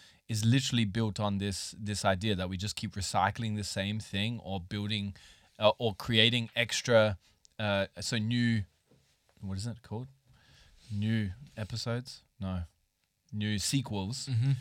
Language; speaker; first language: English; native; English